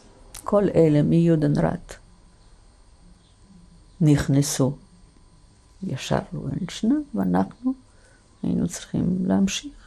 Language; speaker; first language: Hebrew; non-native, fluent; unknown